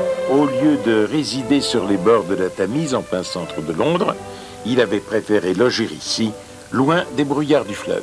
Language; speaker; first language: French; early bilingual, other home language; Russian